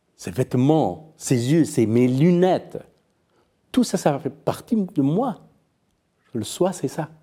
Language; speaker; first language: French; non-native, fluent; Persian